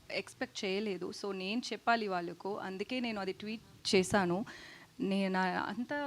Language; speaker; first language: Telugu; non-native, learner; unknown